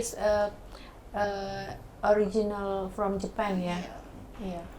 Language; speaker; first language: English; non-native, learner; Indonesian